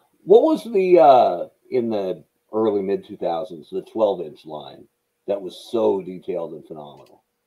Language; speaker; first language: English; native; English